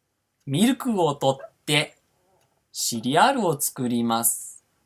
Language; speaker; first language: Japanese; non-native, fluent; Portuguese